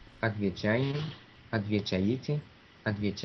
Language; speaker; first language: Russian; non-native, learner; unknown